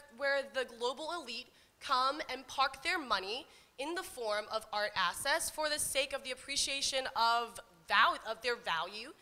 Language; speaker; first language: English; native; English